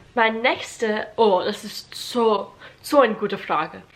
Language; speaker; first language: German; non-native, learner; English